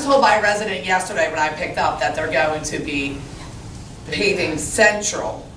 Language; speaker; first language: English; native; English